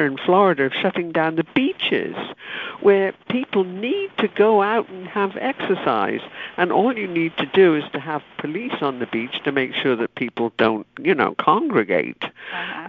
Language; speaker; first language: English; native; English